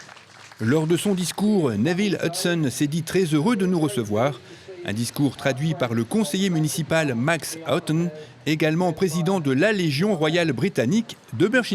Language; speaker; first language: French; native; French